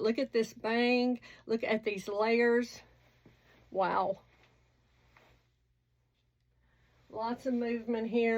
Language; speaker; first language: English; native; English